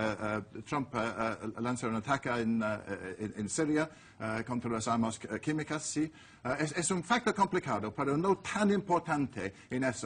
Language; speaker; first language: Spanish; non-native, learner; English